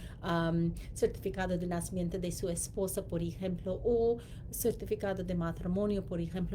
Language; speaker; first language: Spanish; non-native, learner; English